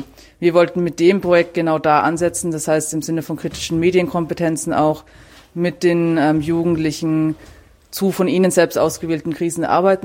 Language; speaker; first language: German; native; German